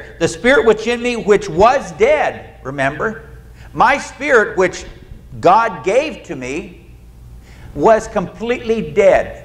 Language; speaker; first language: English; native; English